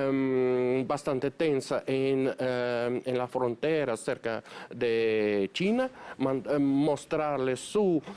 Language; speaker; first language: Spanish; non-native, fluent; Russian